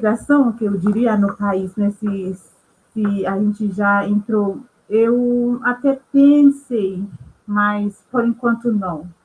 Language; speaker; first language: Portuguese; non-native, local second language; Haitian Creole